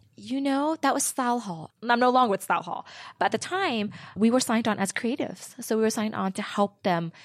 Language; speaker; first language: English; early bilingual, other home language; Vietnamese